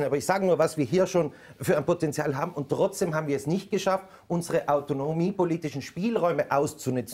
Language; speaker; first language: German; native; German